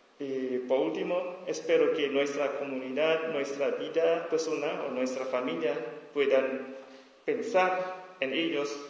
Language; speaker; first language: Spanish; non-native, learner; S'gaw Karen